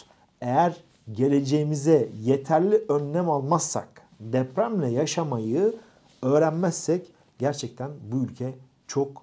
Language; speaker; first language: Turkish; native; Turkish